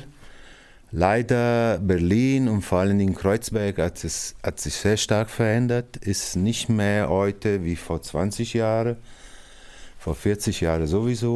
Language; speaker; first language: German; non-native, fluent; Italian